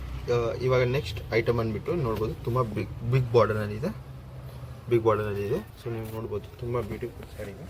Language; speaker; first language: Kannada; non-native, local second language; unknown